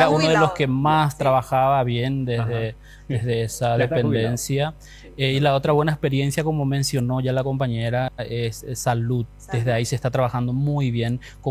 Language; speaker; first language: Spanish; non-native, local second language; Guarani